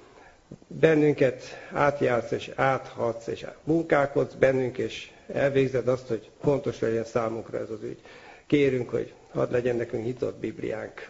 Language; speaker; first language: Hungarian; native; Hungarian